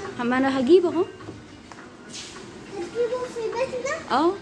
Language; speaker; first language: Arabic; native; Arabic